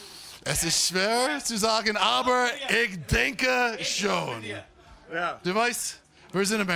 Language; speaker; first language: German; non-native, learner; English